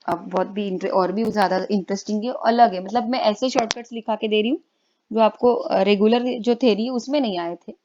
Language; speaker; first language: Hindi; non-native, local second language; Marathi